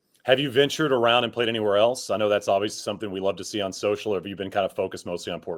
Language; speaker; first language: English; native; English